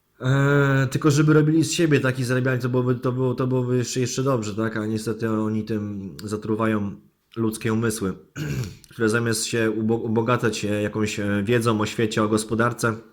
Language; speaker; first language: Polish; native; Polish